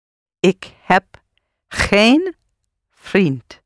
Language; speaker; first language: Dutch; non-native, learner; English